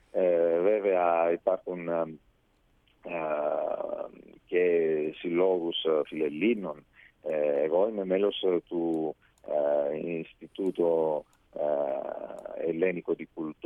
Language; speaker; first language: Greek; non-native, fluent; Italian